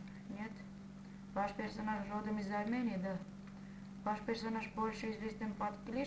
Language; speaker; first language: Russian; non-native, fluent; Armenian